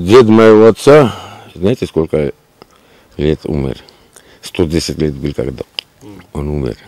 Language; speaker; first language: Russian; non-native, local second language; Georgian